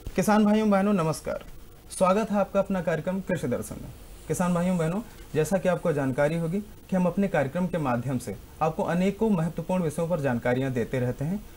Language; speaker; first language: Hindi; native; Hindi